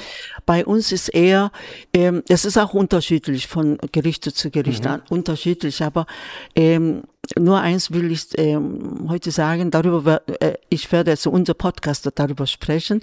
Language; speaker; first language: German; non-native, fluent; Korean